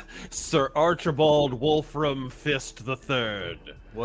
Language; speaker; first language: English; native; English